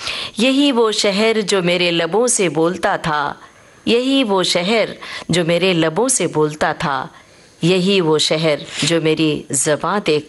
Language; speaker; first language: Hindi; native; Hindi